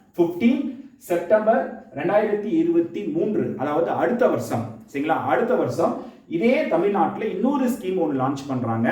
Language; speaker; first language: Tamil; native; Tamil